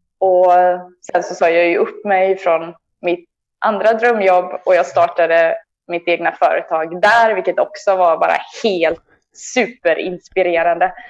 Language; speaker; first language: Swedish; native; Swedish